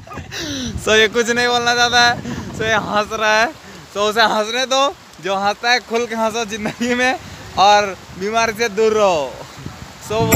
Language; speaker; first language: Hindi; non-native, local second language; Bangla